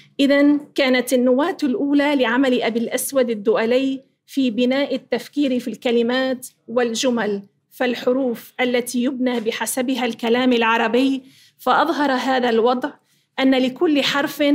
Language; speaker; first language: Arabic; native; Arabic